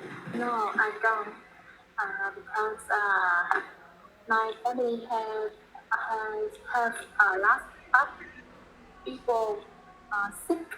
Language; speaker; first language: English; non-native, learner; Vietnamese